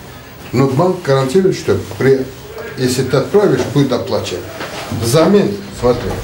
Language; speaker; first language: Russian; non-native, local second language; Georgian